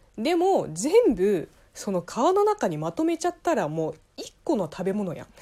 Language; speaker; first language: Japanese; non-native, fluent; Chinese